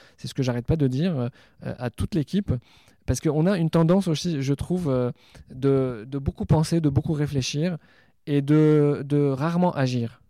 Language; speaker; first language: French; non-native, local second language; Arabic